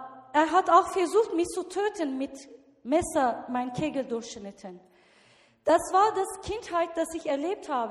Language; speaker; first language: German; non-native, learner; Turkish